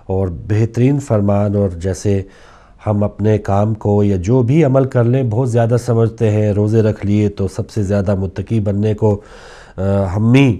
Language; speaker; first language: Urdu; native; Urdu